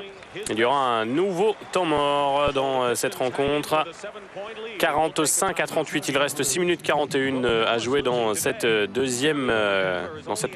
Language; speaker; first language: French; native; French